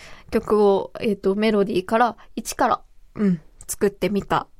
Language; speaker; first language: Japanese; native; Japanese